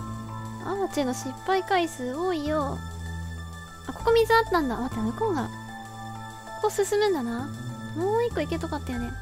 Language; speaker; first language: Japanese; native; Japanese